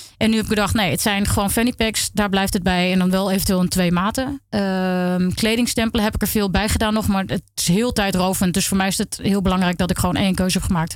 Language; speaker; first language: Dutch; native; Dutch